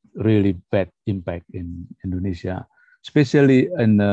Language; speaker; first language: English; non-native, fluent; Indonesian